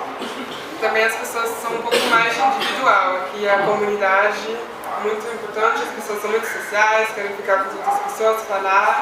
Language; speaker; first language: Portuguese; non-native, fluent; Swiss German